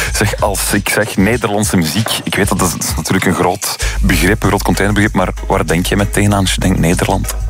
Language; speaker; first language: Dutch; native; Dutch